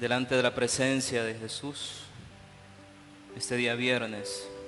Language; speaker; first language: Spanish; native; Spanish